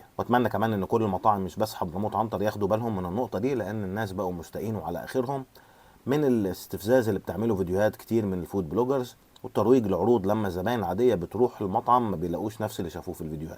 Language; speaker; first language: Arabic; native; Arabic